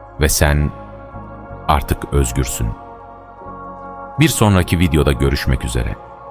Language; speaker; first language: Turkish; native; Turkish